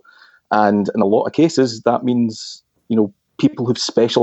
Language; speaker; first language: English; native; English